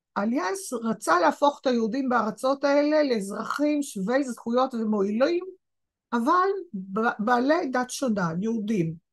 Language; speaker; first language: Hebrew; native; Hebrew